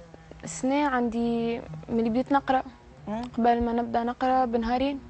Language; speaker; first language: Arabic; early bilingual, heritage; English